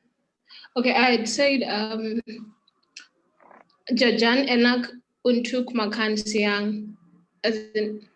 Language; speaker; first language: Indonesian; non-native, learner; English